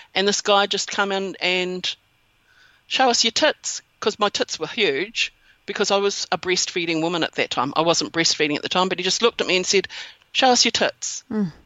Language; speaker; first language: English; native; English